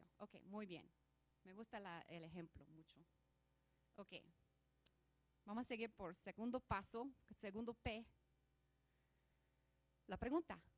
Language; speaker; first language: Spanish; non-native, fluent; English